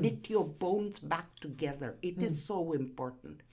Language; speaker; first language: English; non-native, local second language; Gujarati